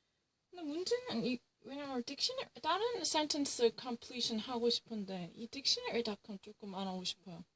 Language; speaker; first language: Korean; early bilingual, heritage; English